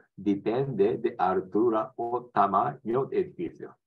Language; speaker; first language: Spanish; non-native, learner; Japanese